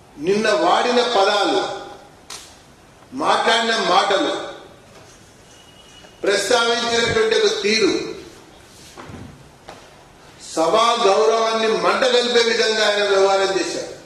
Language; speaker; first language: Telugu; native; Telugu